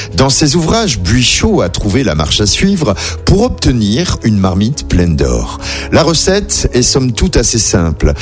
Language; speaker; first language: French; native; French